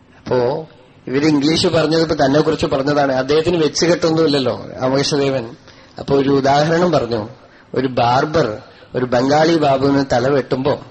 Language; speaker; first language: Malayalam; non-native, local second language; Tamil